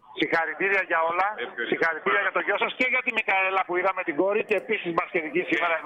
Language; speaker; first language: Greek; native; Greek